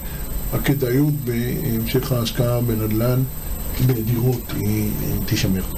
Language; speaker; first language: Hebrew; native; Hebrew